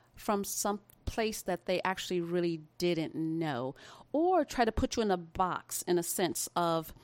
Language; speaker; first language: English; native; English